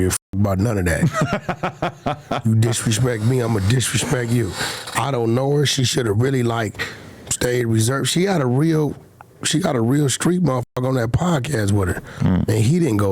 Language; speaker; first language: English; native; English